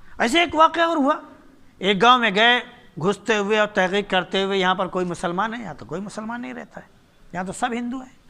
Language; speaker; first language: Urdu; native; Urdu